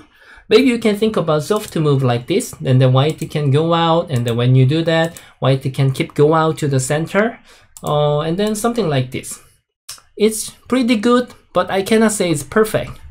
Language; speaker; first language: English; non-native, fluent; Korean